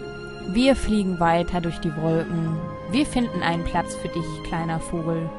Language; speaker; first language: German; native; German